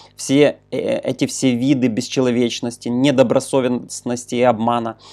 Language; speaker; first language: Russian; non-native, local second language; Ukrainian